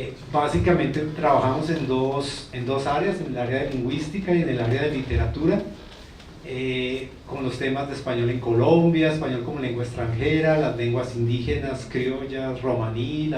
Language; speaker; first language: Spanish; native; Spanish